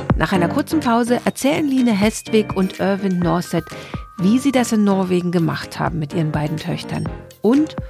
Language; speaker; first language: German; non-native, fluent; Norwegian